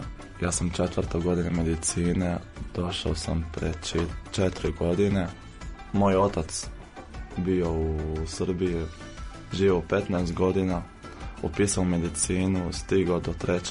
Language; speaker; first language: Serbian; non-native, fluent; Arabic